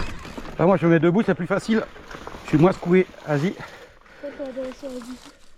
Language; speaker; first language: French; native; French